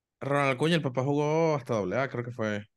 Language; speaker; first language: Spanish; native; Spanish